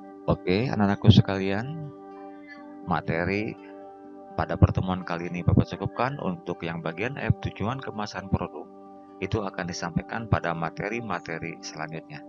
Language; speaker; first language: Indonesian; native; Indonesian